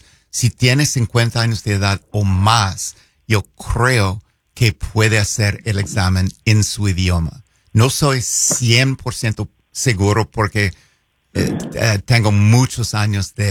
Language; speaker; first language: Spanish; non-native, fluent; English